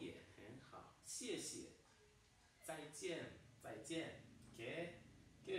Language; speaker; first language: Chinese; non-native, fluent; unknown